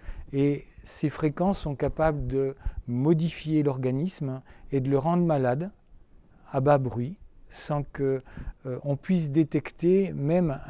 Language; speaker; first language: French; native; French